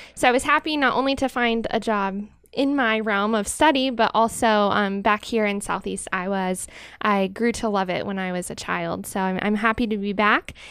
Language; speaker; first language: English; native; English